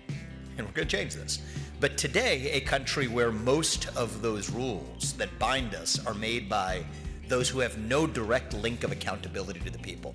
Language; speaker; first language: English; native; English